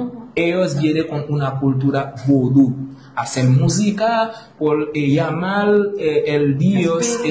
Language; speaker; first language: Spanish; non-native, learner; Haitian Creole